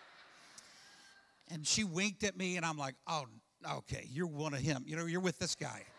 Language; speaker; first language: English; native; English